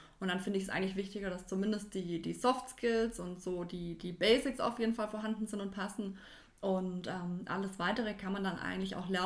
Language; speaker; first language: German; native; German